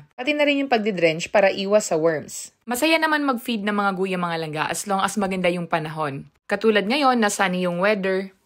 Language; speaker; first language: Filipino; non-native, local second language; Cebuano